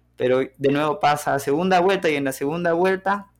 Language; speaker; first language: Spanish; native; Spanish